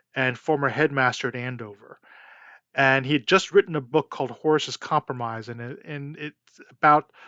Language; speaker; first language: English; early bilingual, other home language; Chinese